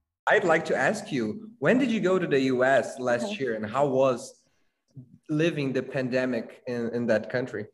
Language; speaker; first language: English; non-native, fluent; Portuguese